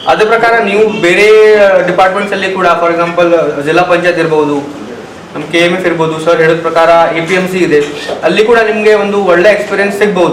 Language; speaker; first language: Kannada; non-native, fluent; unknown